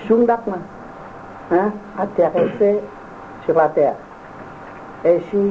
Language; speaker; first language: French; non-native, fluent; Vietnamese